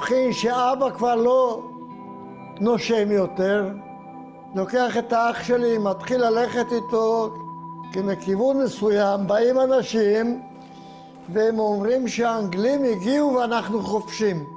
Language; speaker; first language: Hebrew; non-native, fluent; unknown